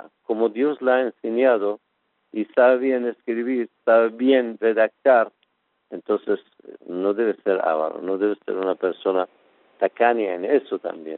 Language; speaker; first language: Spanish; non-native, fluent; Persian